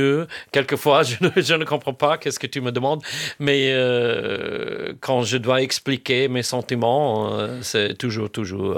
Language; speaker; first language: French; non-native, fluent; English